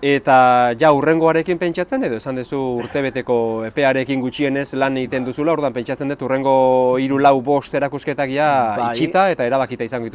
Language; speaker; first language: Basque; native; Basque